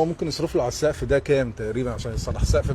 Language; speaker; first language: Arabic; native; Arabic